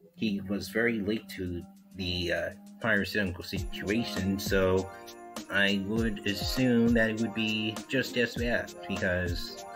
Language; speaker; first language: English; native; English